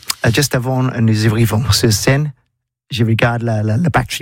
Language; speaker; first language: French; non-native, learner; English